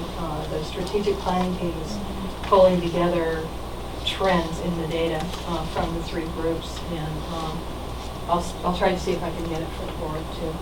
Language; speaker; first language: English; native; English